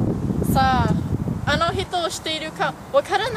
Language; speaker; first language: Japanese; non-native, learner; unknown